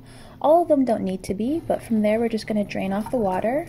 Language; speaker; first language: English; native; English